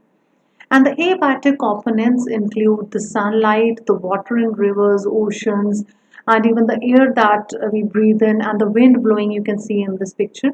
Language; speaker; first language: English; non-native, local second language; Punjabi